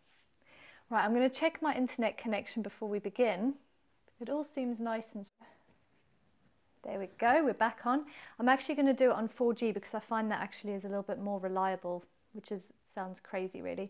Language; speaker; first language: English; native; English